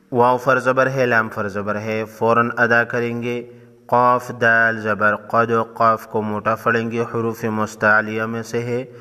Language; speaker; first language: Urdu; non-native, local second language; Pashto